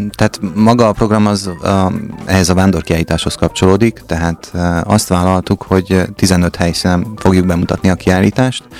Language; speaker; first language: Hungarian; native; Hungarian